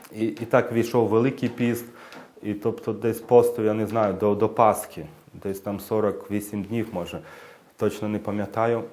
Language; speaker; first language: Ukrainian; native; Ukrainian